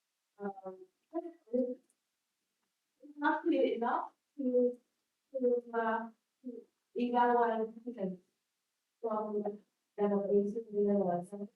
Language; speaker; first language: English; non-native, learner; Vietnamese